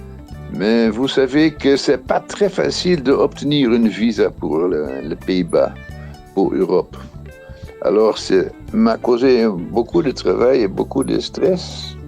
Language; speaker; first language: French; non-native, fluent; Dutch